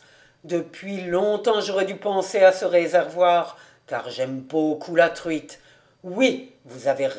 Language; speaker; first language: French; native; French